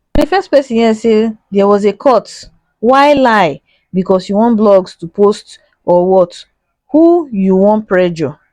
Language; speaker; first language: Nigerian Pidgin; native; Nigerian Pidgin